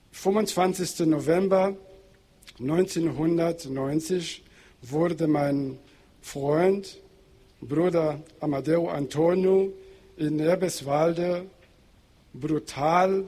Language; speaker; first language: German; non-native, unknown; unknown